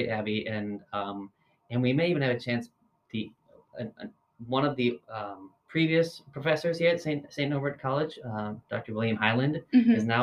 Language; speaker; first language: English; native; English